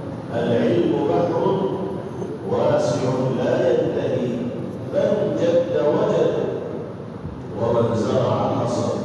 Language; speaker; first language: Arabic; non-native, fluent; Urdu